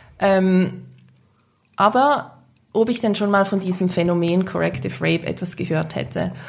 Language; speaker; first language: German; native; German